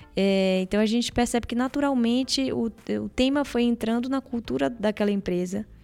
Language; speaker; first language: Portuguese; native; Portuguese